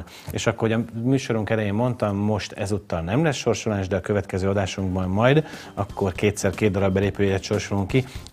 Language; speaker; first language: Hungarian; native; Hungarian